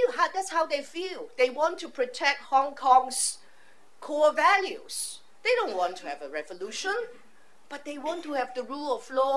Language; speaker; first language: English; non-native, local second language; Cantonese